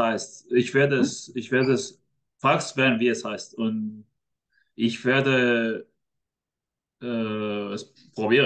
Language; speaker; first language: German; non-native, fluent; Spanish